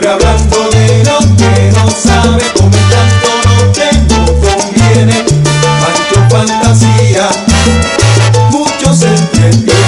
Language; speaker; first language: Spanish; non-native, fluent; English